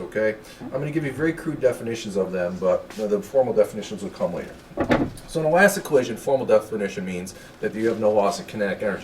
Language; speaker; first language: English; native; English